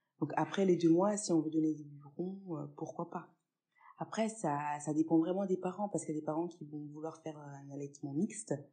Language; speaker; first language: French; early bilingual, other home language; Fula